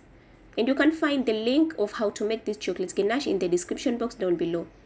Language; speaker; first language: English; non-native, local second language; Swahili